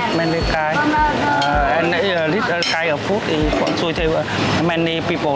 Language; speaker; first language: English; non-native, learner; Vietnamese